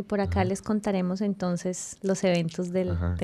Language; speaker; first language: Spanish; native; Spanish